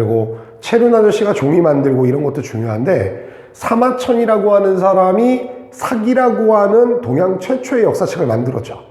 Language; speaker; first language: Korean; native; Korean